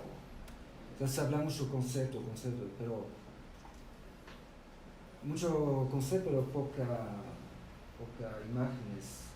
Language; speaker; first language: Spanish; non-native, fluent; French